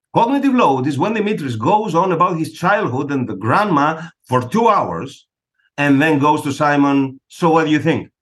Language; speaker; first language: English; non-native, fluent; Greek